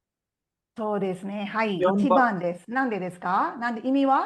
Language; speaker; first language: Japanese; non-native, fluent; Tamil